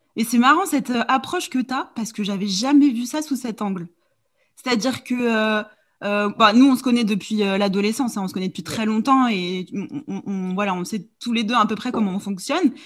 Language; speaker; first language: French; native; French